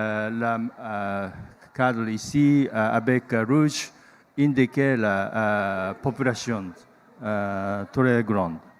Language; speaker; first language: French; non-native, learner; Japanese